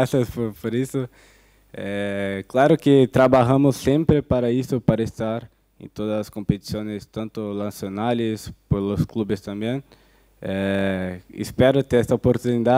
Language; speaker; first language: Spanish; non-native, fluent; Portuguese